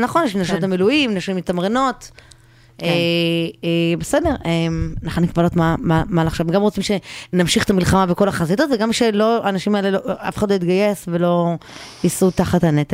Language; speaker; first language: Hebrew; native; Hebrew